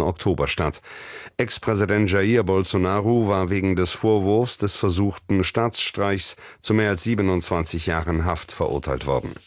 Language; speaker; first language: German; native; German